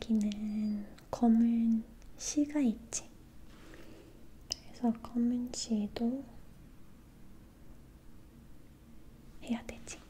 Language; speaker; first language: Korean; non-native, learner; English